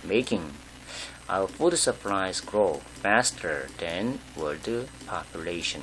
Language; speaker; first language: English; non-native, fluent; Korean